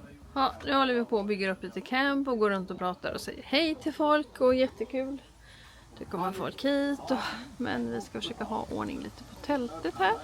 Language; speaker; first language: Swedish; native; Swedish